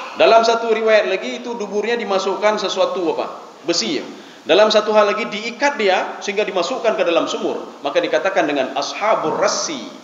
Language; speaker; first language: Malay; non-native, local second language; Achinese